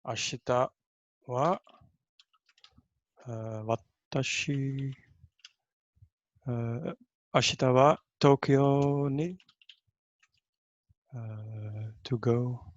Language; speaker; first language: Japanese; non-native, learner; English